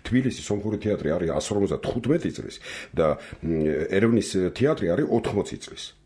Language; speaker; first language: Georgian; non-native, local second language; Armenian